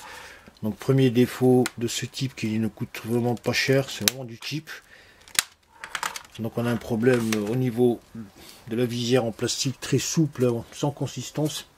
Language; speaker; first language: French; native; French